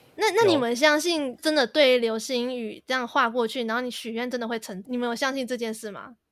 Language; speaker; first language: Chinese; native; Chinese